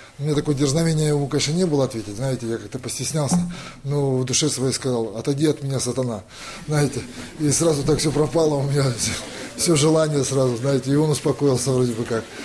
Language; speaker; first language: Russian; native; Russian